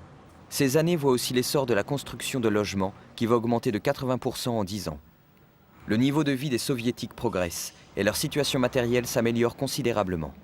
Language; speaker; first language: French; native; French